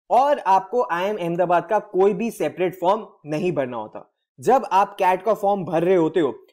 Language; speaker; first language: Hindi; native; Hindi